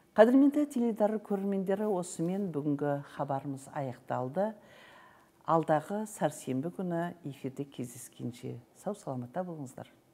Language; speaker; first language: Kazakh; native; Kazakh